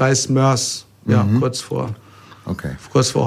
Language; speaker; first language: German; native; German